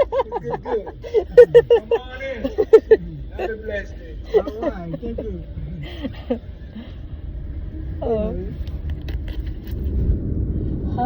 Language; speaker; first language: English; non-native, learner; Haitian Creole